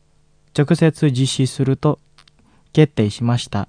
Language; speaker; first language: Japanese; non-native, fluent; Indonesian